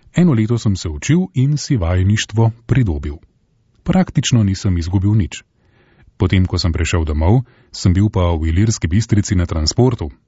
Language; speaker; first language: Slovenian; native; Slovenian